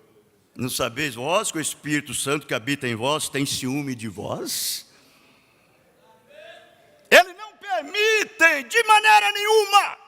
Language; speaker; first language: Portuguese; native; Portuguese